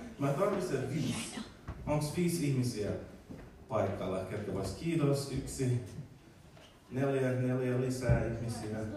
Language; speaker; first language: Finnish; non-native, learner; English